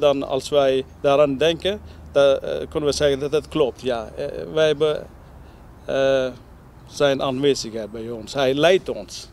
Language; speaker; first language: Dutch; non-native, learner; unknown